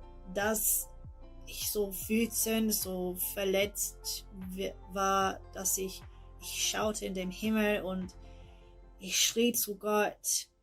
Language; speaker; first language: German; non-native, learner; English